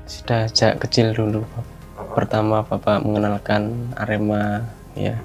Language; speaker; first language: Indonesian; native; Indonesian